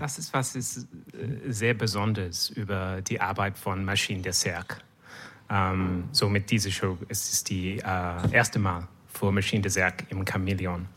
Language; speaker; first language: German; non-native, learner; French